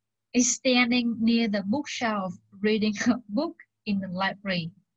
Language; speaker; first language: English; non-native, fluent; Vietnamese